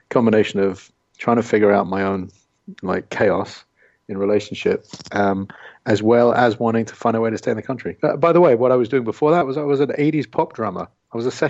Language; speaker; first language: English; native; English